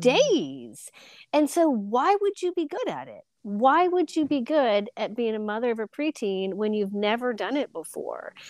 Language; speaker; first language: English; native; English